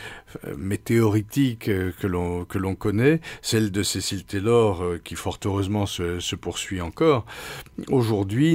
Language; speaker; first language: French; native; French